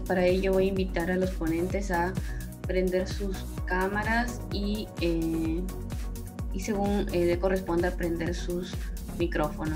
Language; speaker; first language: Spanish; native; Spanish